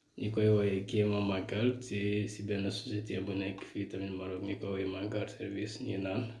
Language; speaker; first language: Wolof; non-native, local second language; Fula